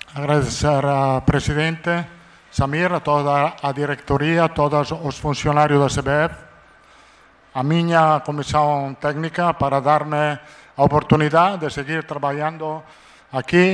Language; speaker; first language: Portuguese; non-native, learner; Italian